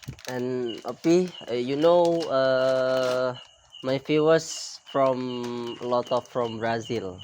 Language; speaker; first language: English; non-native, learner; Indonesian